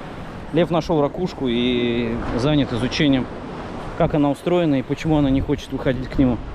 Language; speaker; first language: Russian; native; Russian